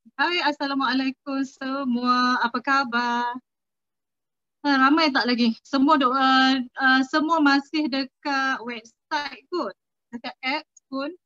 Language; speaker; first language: Malay; native; Malay